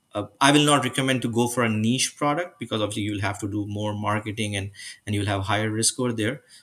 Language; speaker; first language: English; non-native, local second language; Urdu